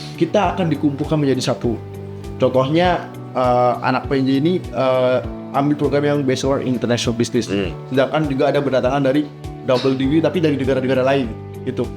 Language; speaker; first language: Indonesian; native; Indonesian